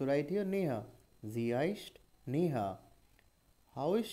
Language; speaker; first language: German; non-native, learner; Hindi